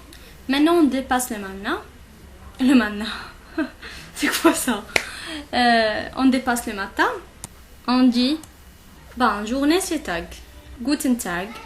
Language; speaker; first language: French; non-native, local second language; Arabic